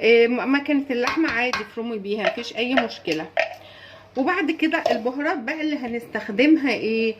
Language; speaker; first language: Arabic; native; Arabic